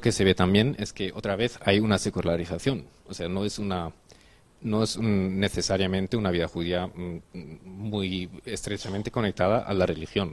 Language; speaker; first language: Spanish; non-native, fluent; German